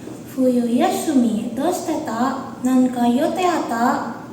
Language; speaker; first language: Japanese; non-native, learner; Indonesian